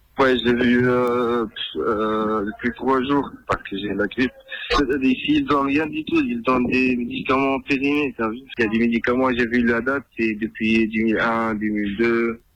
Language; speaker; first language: French; non-native, learner; Arabic